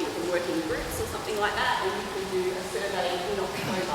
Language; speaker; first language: English; native; English